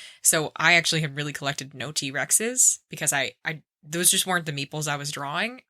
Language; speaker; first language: English; native; English